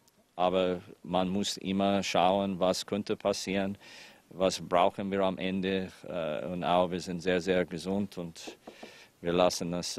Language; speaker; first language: German; non-native, fluent; English